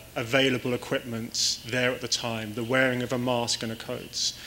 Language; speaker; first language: English; native; English